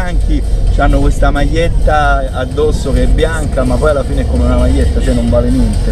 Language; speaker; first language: Italian; native; Italian